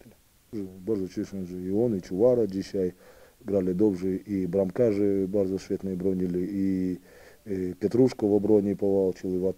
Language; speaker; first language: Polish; non-native, fluent; Ukrainian